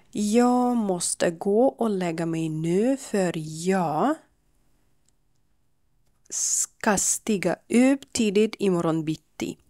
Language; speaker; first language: Swedish; non-native, fluent; Ukrainian